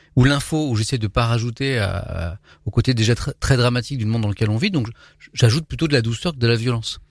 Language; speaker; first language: French; native; French